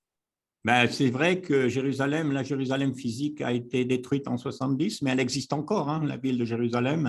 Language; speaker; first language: French; native; French